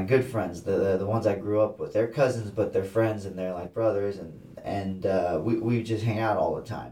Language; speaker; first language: English; early bilingual, other home language; Assyrian Neo-Aramaic